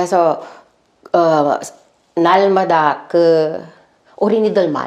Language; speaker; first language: Korean; non-native, learner; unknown